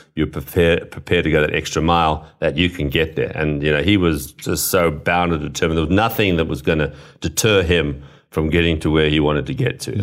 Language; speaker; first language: English; native; English